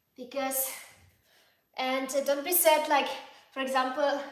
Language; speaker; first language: English; non-native, fluent; Ukrainian